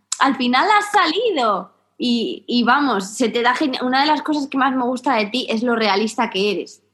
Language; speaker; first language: Spanish; native; Spanish